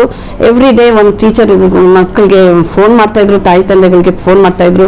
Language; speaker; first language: Kannada; non-native, local second language; Urdu